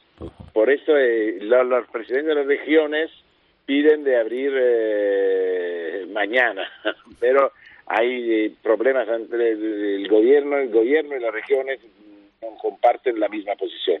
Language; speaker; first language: Spanish; non-native, fluent; Italian